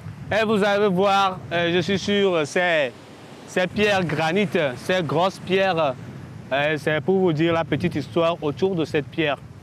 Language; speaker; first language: French; non-native, local second language; Ewe